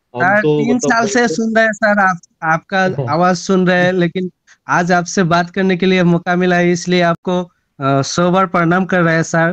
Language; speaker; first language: Hindi; non-native, local second language; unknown